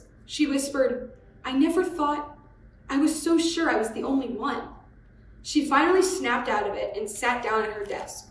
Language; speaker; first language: English; native; English